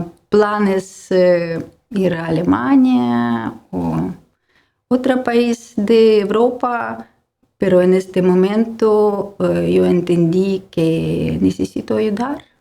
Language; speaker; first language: Spanish; non-native, learner; Ukrainian